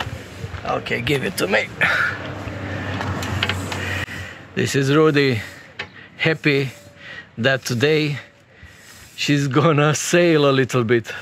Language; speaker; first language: English; non-native, fluent; Romanian